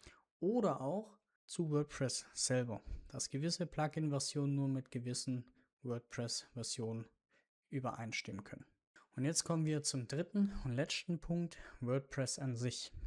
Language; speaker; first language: German; native; German